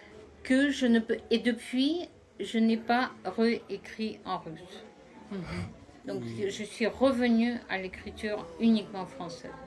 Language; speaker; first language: French; non-native, fluent; Russian